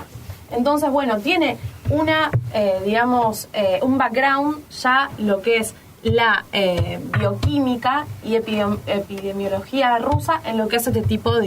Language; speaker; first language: Spanish; native; Spanish